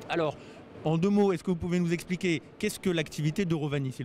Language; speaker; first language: French; native; French